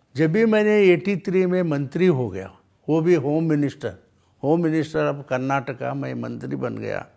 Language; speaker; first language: Hindi; non-native, local second language; Kannada